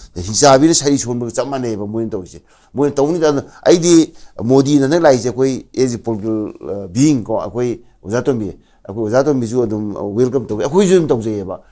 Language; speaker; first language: Manipuri; non-native, local second language; Thado Chin